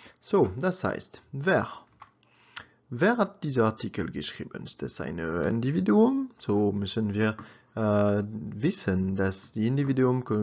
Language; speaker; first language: German; non-native, learner; French